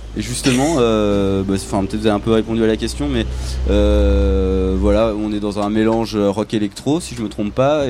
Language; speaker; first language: French; native; French